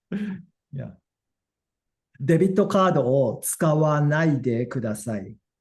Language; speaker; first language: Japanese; non-native, fluent; English